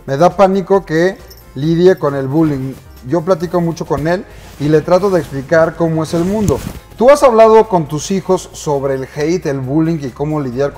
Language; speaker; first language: Spanish; native; Spanish